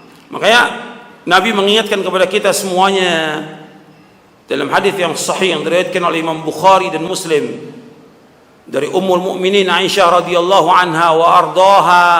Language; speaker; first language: Indonesian; native; Indonesian